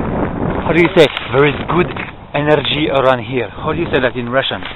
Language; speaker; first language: English; non-native, fluent; French